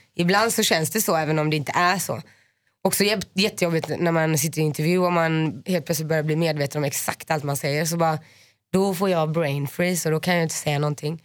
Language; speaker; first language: Swedish; native; Swedish